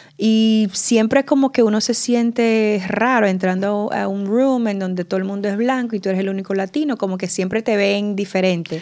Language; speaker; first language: Spanish; native; Spanish